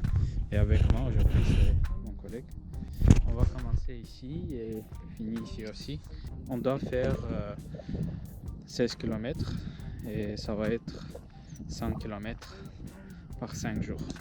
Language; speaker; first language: French; non-native, learner; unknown